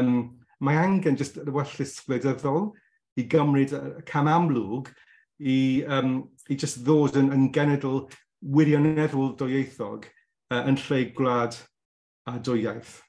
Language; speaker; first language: Welsh; non-native, local second language; English